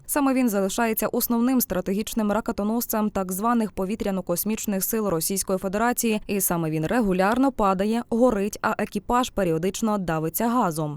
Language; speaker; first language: Ukrainian; native; Ukrainian